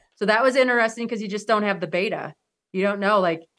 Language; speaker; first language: English; native; English